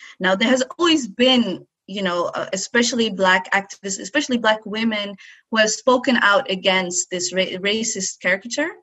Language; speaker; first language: English; non-native, fluent; Arabic